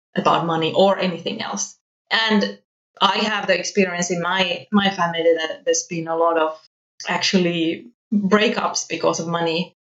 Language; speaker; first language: English; non-native, fluent; Finnish